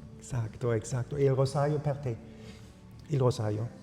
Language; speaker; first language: Italian; non-native, fluent; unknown